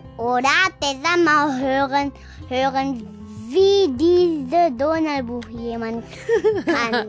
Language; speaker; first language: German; early bilingual, other home language; Indonesian